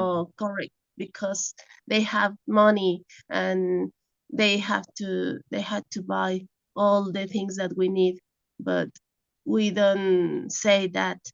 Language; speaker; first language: English; non-native, learner; Spanish